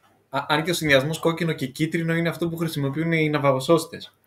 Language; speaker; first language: Greek; native; Greek